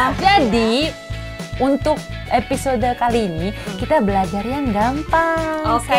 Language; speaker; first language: Indonesian; non-native, fluent; Korean